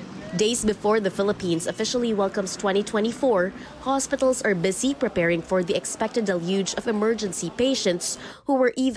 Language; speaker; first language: English; non-native, local second language; Filipino